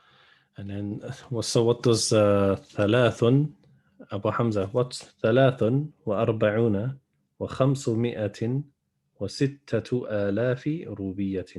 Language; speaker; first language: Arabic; non-native, fluent; English